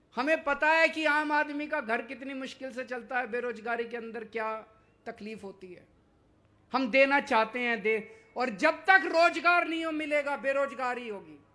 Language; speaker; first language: Hindi; native; Hindi